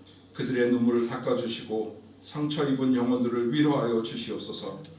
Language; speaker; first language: Korean; native; Korean